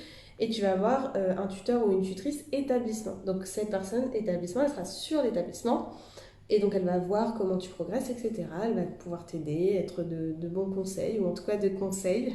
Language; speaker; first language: French; native; French